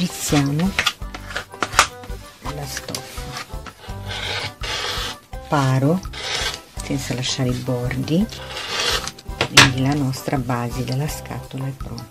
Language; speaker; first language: Italian; non-native, fluent; Portuguese